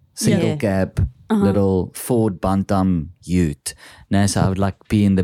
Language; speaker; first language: English; non-native, local second language; Afrikaans